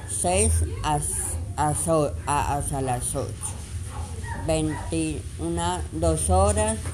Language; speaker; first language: Spanish; non-native, learner; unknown